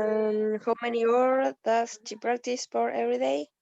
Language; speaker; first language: English; non-native, learner; Spanish